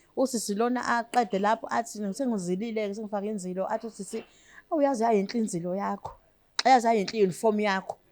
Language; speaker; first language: Zulu; native; Zulu